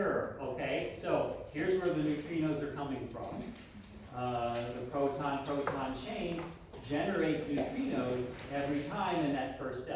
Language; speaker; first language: English; native; English